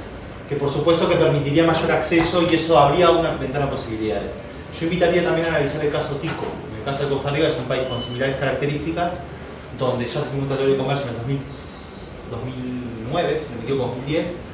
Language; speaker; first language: Spanish; native; Spanish